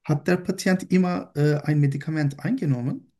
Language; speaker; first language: German; non-native, learner; Turkish